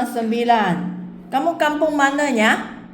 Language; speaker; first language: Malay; non-native, local second language; Chinese